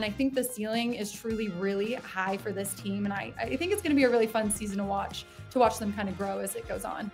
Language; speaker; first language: English; native; English